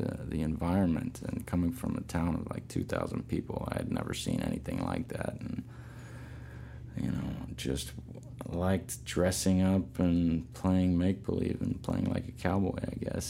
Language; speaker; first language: English; native; English